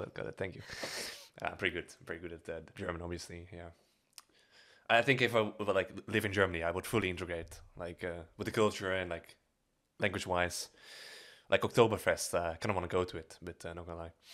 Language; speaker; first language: English; non-native, fluent; Dutch